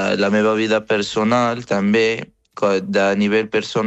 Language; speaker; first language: Catalan; non-native, fluent; Arabic